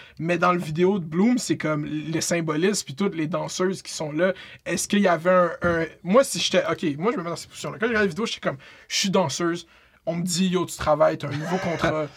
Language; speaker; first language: French; native; French